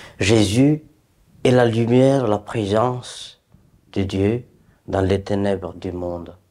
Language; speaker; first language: French; native; French